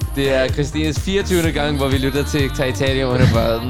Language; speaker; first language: Danish; non-native, local second language; Russian